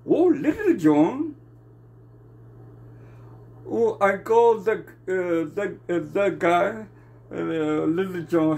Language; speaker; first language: English; non-native, learner; Burmese